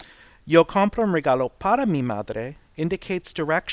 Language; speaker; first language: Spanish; non-native, fluent; English